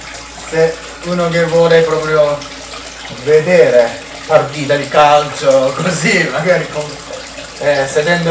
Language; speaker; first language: Italian; non-native, learner; Japanese